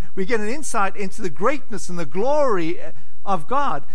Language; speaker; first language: English; native; English